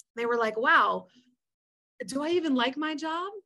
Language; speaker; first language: English; early bilingual, other home language; Spanish